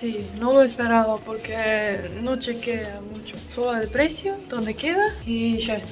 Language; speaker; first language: Spanish; non-native, fluent; Estonian